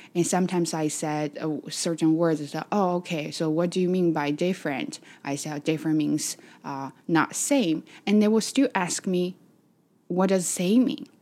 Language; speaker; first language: English; non-native, fluent; Chinese